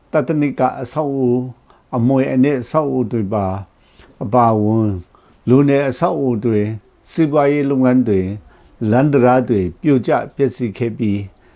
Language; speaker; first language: Burmese; non-native, local second language; Kachin